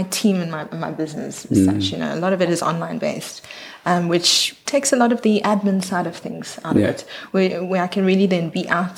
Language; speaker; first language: English; native; English